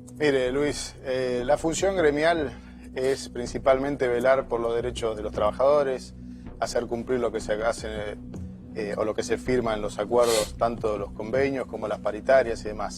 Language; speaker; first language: Spanish; native; Spanish